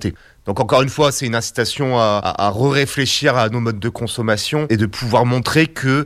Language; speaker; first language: French; native; French